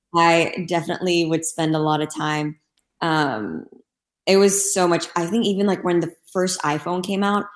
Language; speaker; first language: English; non-native, fluent; Turkish